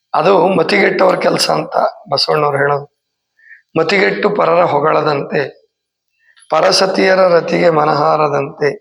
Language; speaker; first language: Kannada; native; Kannada